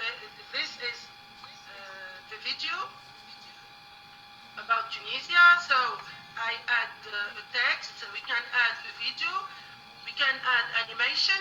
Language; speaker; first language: English; non-native, learner; Arabic